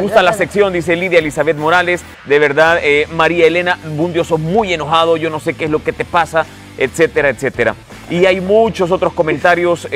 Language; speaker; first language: Spanish; native; Spanish